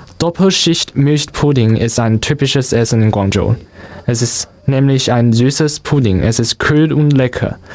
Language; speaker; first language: German; non-native, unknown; Chinese